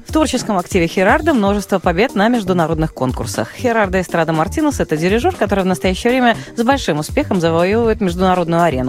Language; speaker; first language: Russian; native; Russian